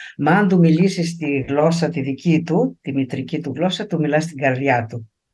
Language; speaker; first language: Greek; native; Greek